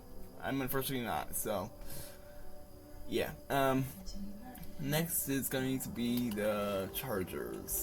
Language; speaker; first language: English; native; English